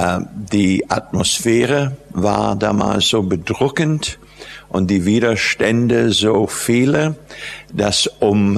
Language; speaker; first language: German; non-native, fluent; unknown